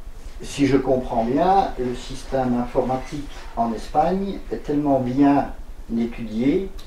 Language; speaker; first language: French; native; French